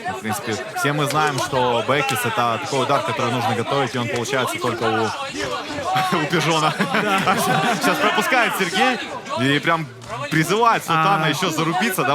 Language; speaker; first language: Russian; native; Russian